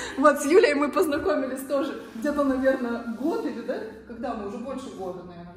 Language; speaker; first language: Russian; native; Russian